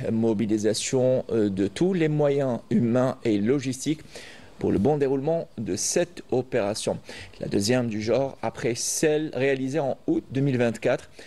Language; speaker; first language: French; non-native, local second language; Arabic